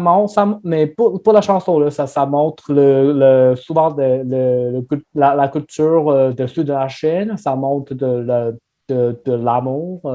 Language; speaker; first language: French; non-native, learner; Chinese